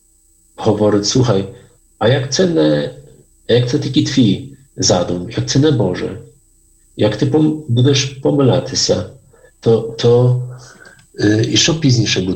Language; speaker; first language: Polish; non-native, learner; Ukrainian